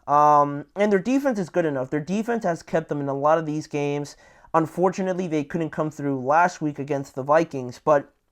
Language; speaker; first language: English; native; English